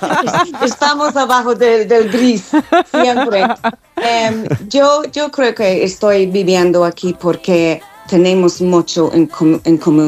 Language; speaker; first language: Spanish; non-native, learner; English